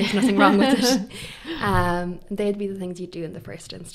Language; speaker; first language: English; native; English